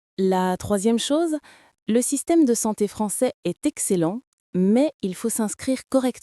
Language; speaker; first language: French; non-native, fluent; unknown